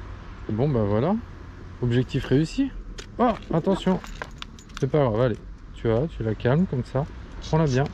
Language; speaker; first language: French; native; French